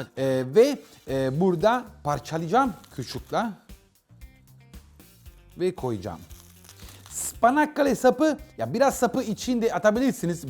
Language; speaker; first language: Turkish; non-native, learner; Italian